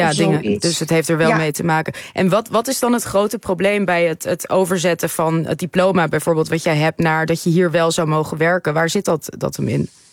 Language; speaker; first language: Dutch; native; Dutch